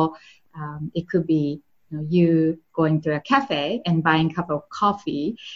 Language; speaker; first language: English; non-native, fluent; Japanese